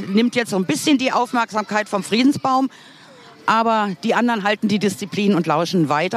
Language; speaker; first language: German; native; German